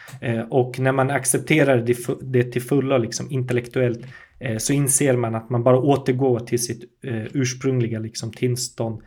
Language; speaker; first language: Swedish; native; Swedish